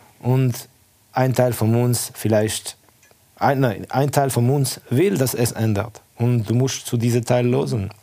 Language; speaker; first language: German; non-native, fluent; Estonian